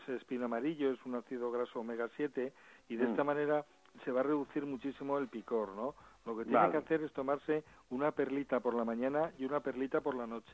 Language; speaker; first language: Spanish; native; Spanish